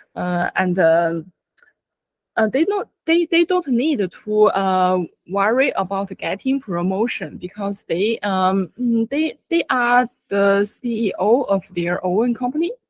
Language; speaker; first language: English; non-native, learner; Chinese